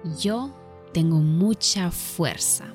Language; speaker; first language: Spanish; non-native, fluent; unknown